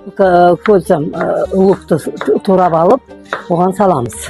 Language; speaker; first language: Kazakh; non-native, local second language; Uzbek